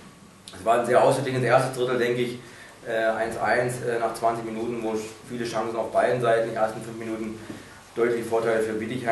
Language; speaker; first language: German; native; German